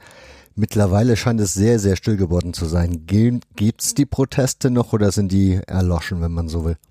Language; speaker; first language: German; native; German